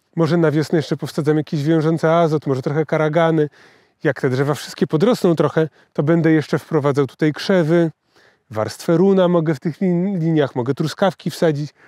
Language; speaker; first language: Polish; native; Polish